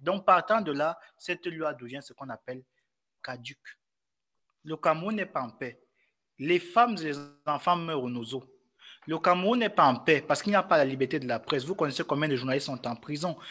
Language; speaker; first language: French; native; French